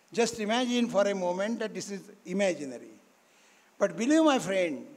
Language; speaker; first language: English; non-native, local second language; Marathi